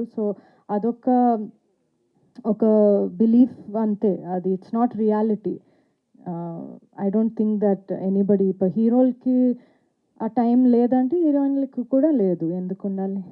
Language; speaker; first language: Telugu; non-native, fluent; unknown